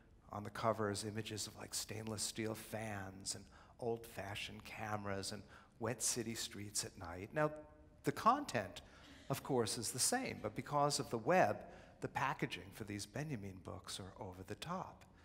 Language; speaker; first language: English; native; English